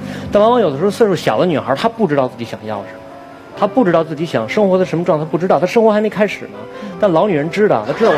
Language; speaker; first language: Chinese; native; Chinese